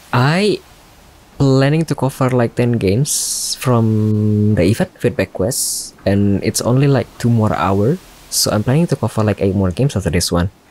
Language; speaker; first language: English; non-native, fluent; Indonesian